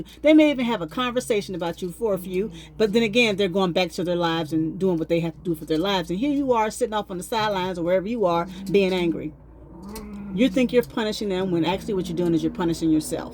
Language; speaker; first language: English; native; English